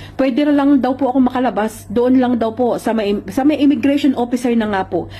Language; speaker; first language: Filipino; native; Filipino